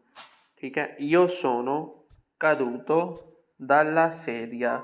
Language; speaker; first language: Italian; non-native, fluent; Urdu